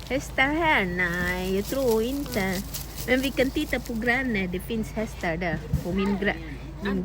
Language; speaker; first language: Swedish; non-native, learner; Cebuano